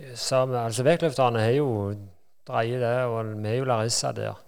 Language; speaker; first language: Norwegian; native; Norwegian